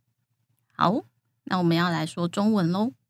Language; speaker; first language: Chinese; native; Chinese